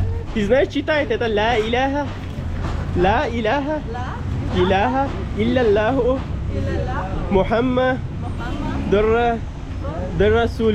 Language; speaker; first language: Russian; non-native, learner; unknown